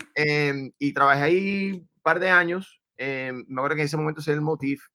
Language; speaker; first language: Spanish; native; Spanish